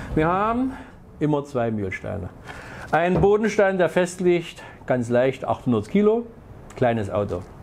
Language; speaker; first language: German; native; German